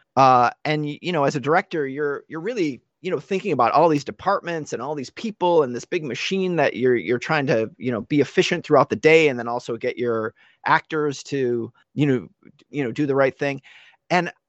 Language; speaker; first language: English; native; English